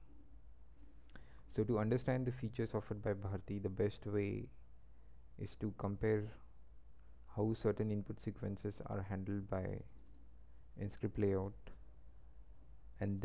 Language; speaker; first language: English; non-native, local second language; Marathi